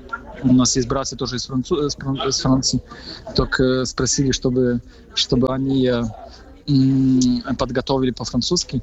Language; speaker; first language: Russian; non-native, fluent; Polish